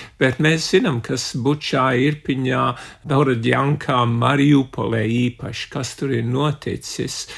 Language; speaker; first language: Latvian; early bilingual, heritage; Latvian